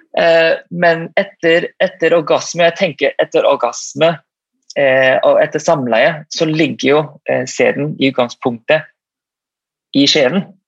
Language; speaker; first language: Norwegian; non-native, fluent; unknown